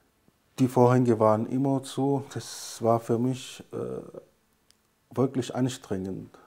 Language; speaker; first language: German; non-native, fluent; Arabic